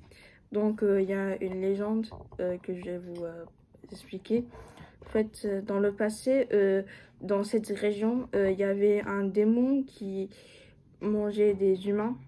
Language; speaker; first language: French; non-native, fluent; Japanese